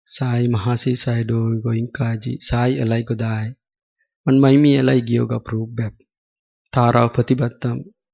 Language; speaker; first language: Thai; non-native, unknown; Sinhala